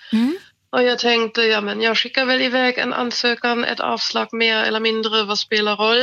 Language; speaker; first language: Swedish; non-native, fluent; German